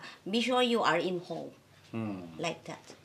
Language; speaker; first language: English; non-native, learner; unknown